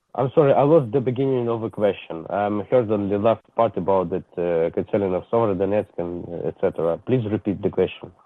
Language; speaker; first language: English; non-native, learner; Ukrainian